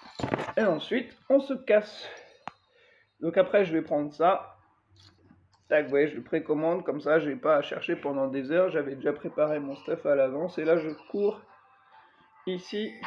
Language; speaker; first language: French; native; French